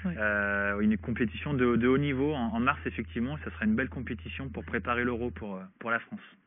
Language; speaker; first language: French; native; French